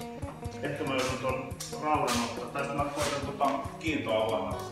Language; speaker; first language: Finnish; native; Finnish